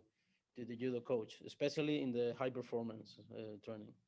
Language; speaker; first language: English; non-native, learner; Spanish